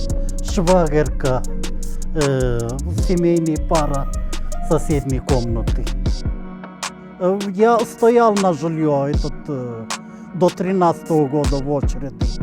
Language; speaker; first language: Russian; non-native, local second language; Turkmen